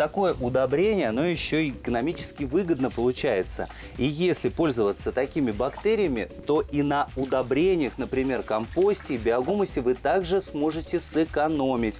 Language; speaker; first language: Russian; native; Russian